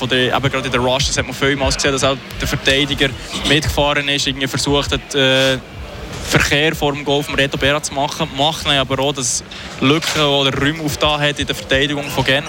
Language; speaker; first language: German; native; German